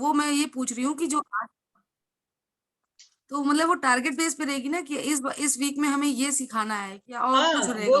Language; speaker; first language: Hindi; native; Hindi